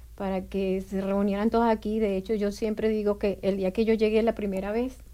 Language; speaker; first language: Spanish; native; Spanish